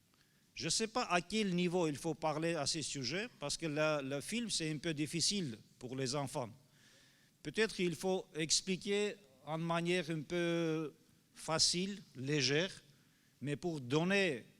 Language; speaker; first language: French; non-native, fluent; Armenian